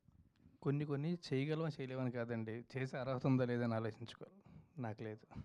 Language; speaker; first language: Telugu; native; Telugu